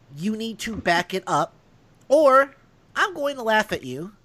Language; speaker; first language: English; early bilingual, other home language; Italian